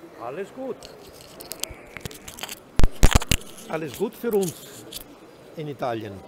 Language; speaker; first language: German; non-native, learner; Italian